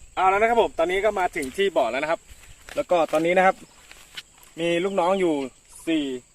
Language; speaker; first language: Thai; native; Thai